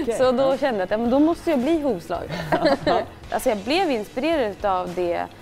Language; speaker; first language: Swedish; native; Swedish